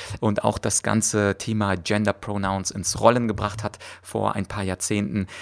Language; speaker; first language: German; early bilingual, other home language; Russian